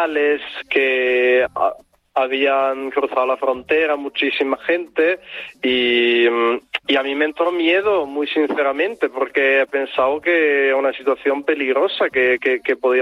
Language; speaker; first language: Spanish; non-native, fluent; Italian